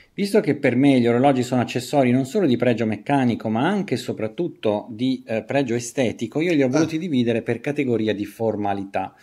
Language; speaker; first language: Italian; native; Italian